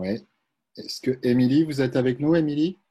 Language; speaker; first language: French; native; French